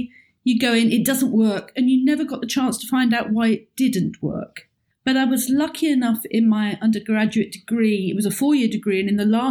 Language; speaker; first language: English; native; English